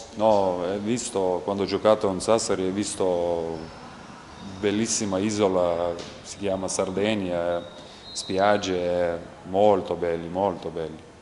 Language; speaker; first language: Italian; non-native, learner; Lithuanian